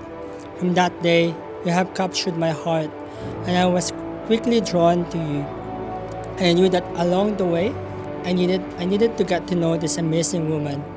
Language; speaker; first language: English; non-native, fluent; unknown